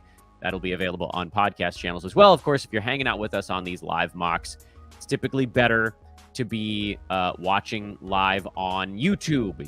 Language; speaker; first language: English; native; English